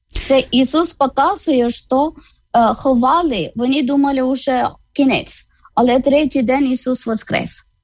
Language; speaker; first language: Ukrainian; non-native, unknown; Malayalam